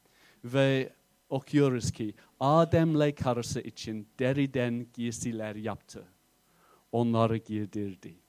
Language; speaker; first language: Turkish; non-native, fluent; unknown